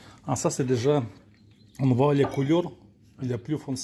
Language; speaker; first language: French; non-native, learner; Russian